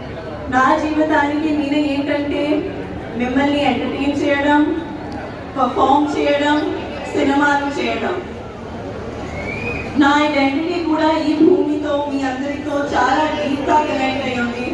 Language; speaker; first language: Telugu; non-native, learner; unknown